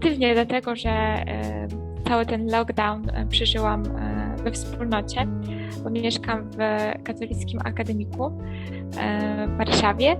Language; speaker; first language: Polish; early bilingual, heritage; Polish